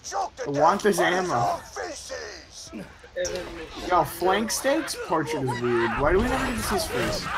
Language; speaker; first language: English; native; English